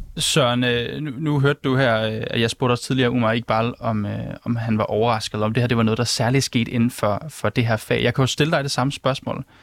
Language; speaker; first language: Danish; native; Danish